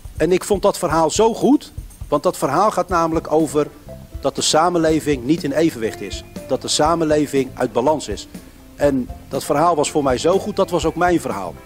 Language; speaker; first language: Dutch; early bilingual, other home language; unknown